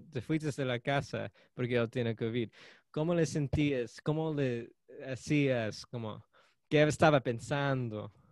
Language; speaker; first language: Spanish; early bilingual, heritage; Spanish